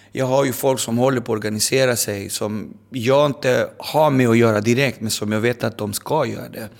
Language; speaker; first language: Swedish; early bilingual, other home language; Spanish